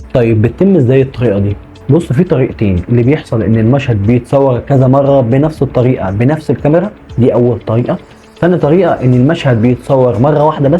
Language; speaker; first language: Arabic; native; Arabic